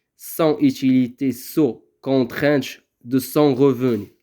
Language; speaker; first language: French; non-native, local second language; Arabic